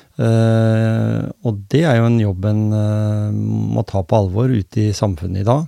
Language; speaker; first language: Norwegian; native; Norwegian